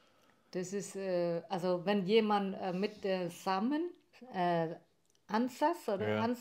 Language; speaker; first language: German; non-native, learner; Vietnamese